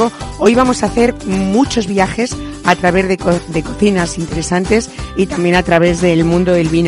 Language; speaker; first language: Spanish; native; Spanish